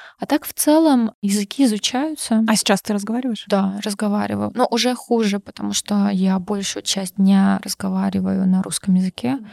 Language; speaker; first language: Russian; non-native, local second language; Karachay-Balkar